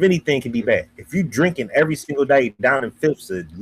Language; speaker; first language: English; native; English